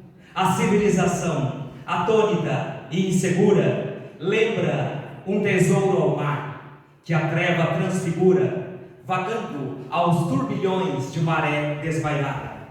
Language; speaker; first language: Portuguese; native; Portuguese